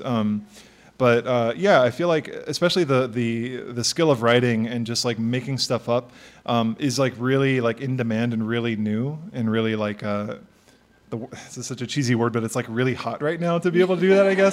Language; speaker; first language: English; native; English